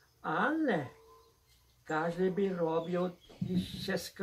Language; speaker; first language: Polish; early bilingual, heritage; Polish